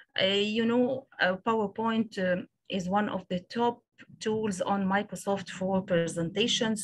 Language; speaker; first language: English; non-native, local second language; Arabic